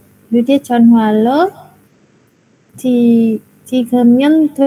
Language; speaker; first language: Korean; non-native, learner; Indonesian